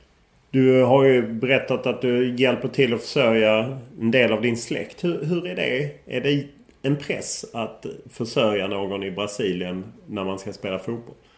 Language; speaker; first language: Swedish; native; Swedish